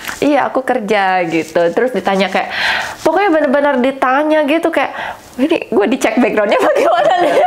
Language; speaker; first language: Indonesian; native; Indonesian